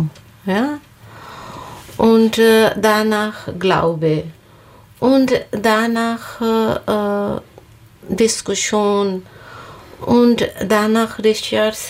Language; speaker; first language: German; non-native, learner; Bangla